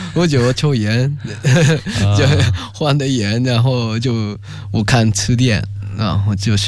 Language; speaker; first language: Chinese; non-native, fluent; Japanese